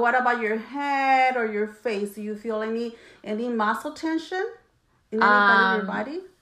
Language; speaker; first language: English; early bilingual, other home language; Spanish